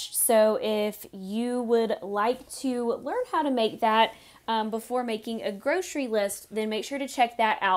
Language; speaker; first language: English; native; English